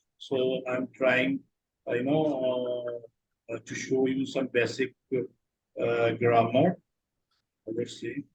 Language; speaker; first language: English; non-native, local second language; Urdu